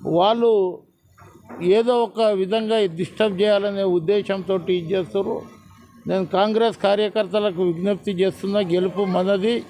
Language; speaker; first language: Telugu; non-native, local second language; Lambadi